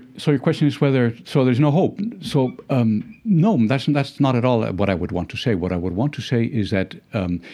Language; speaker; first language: English; early bilingual, other home language; Spanish